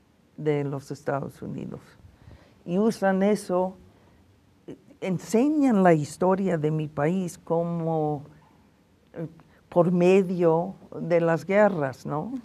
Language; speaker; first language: Spanish; non-native, fluent; English